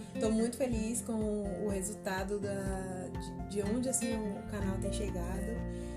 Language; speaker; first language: Portuguese; native; Portuguese